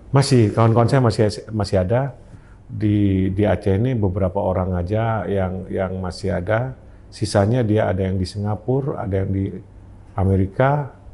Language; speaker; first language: Indonesian; native; Indonesian